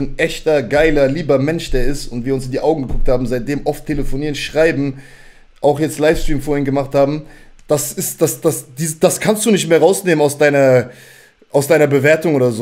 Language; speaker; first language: German; native; German